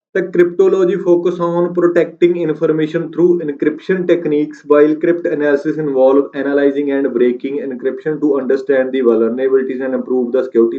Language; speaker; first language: English; non-native, local second language; Punjabi